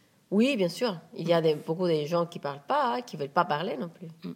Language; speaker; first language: French; non-native, fluent; Spanish